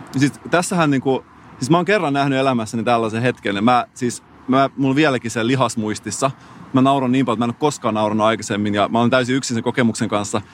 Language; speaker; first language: Finnish; native; Finnish